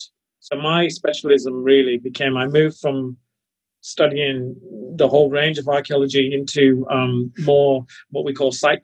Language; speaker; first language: English; native; English